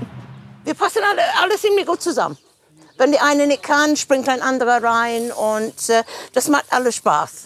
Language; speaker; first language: German; non-native, fluent; English